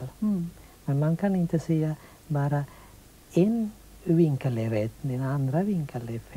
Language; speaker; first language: Swedish; non-native, fluent; Sinhala